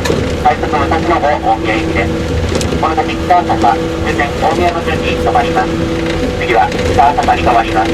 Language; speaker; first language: Japanese; native; Japanese